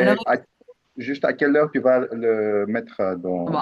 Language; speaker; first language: French; non-native, fluent; Greek